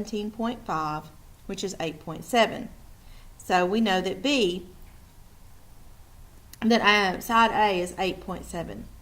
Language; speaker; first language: English; native; English